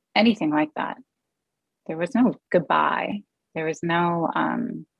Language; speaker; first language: English; native; English